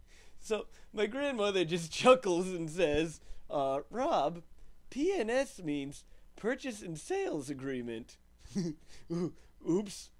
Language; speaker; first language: English; native; English